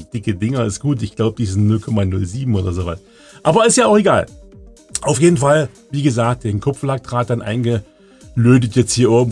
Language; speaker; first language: German; native; German